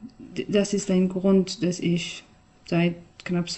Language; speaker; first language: German; non-native, learner; Persian